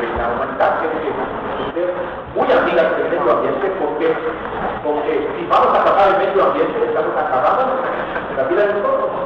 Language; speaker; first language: Spanish; non-native, fluent; Hebrew